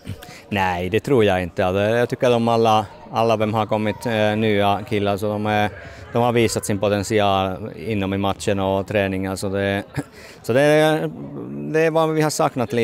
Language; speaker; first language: Swedish; non-native, fluent; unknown